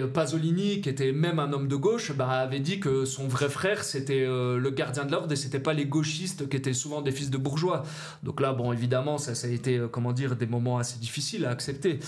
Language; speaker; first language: French; native; French